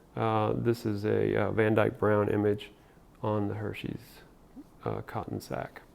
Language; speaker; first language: English; early bilingual, other home language; Spanish